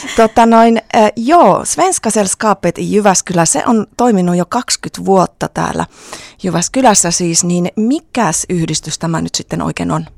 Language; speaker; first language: Finnish; native; Finnish